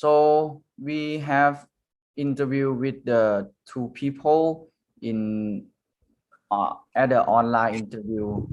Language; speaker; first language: English; non-native, learner; Thai